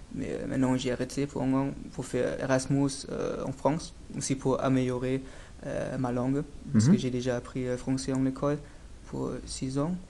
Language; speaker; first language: French; non-native, fluent; German